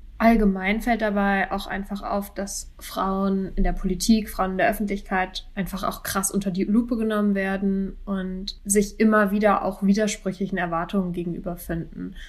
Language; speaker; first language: German; native; German